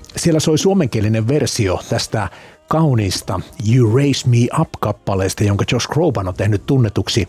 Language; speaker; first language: Finnish; native; Finnish